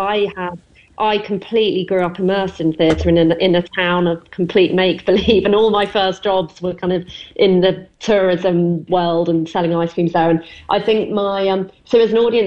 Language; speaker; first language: English; native; English